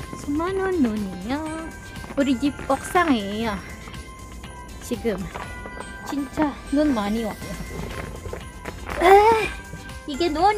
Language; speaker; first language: Korean; non-native, learner; Filipino